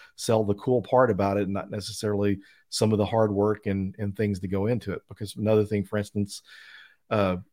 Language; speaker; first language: English; native; English